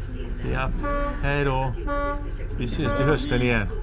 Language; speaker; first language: Swedish; native; Swedish